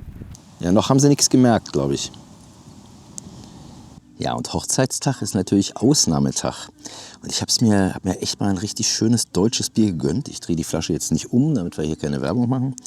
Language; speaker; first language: German; native; German